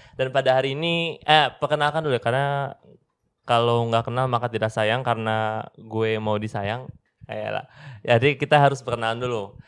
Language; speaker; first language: Indonesian; native; Indonesian